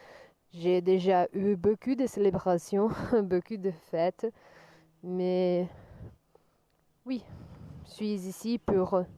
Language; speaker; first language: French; non-native, learner; Portuguese